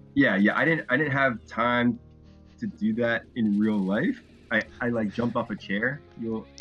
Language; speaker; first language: English; native; English